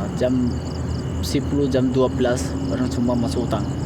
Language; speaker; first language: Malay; non-native, learner; Bangla